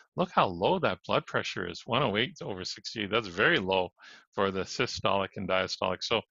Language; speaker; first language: English; native; English